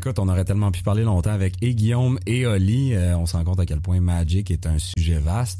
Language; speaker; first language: French; native; French